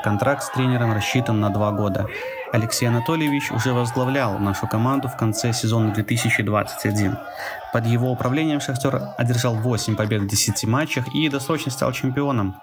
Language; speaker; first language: Russian; native; Russian